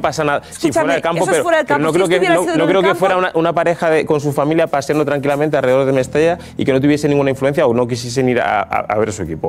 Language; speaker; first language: Spanish; native; Spanish